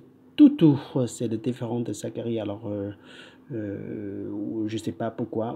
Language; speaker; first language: French; non-native, fluent; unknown